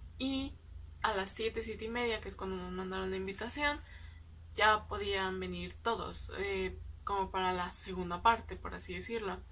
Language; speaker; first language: Spanish; native; Spanish